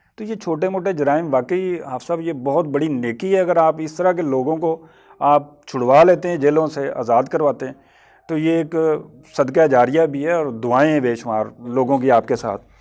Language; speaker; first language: Urdu; non-native, local second language; Punjabi